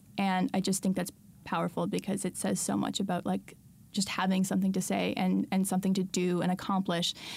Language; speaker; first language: English; native; English